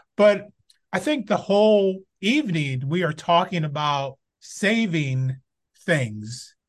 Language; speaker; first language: English; native; English